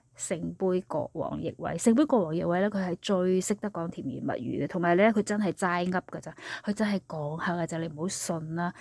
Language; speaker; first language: Cantonese; early bilingual, heritage; Cantonese